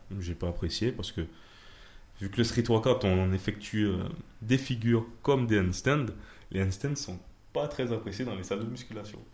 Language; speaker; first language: French; native; French